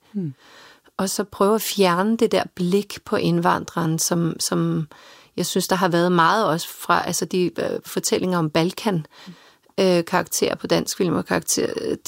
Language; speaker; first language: Danish; early bilingual, other home language; Serbian